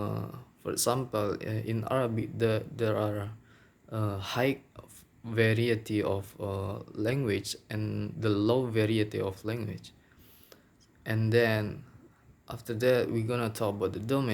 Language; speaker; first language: English; non-native, local second language; Minangkabau